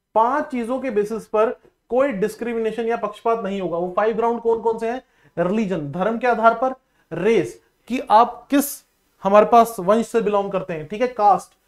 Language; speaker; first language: Hindi; non-native, local second language; Punjabi